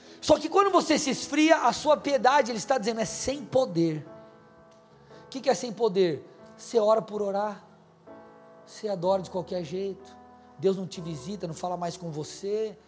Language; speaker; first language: Portuguese; native; Portuguese